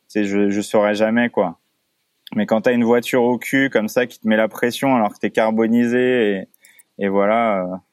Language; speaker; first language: French; native; French